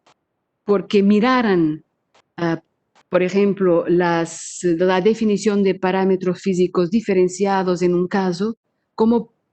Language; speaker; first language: Spanish; non-native, fluent; Portuguese